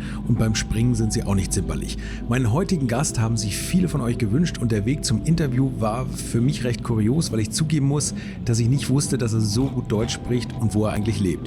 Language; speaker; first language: German; native; German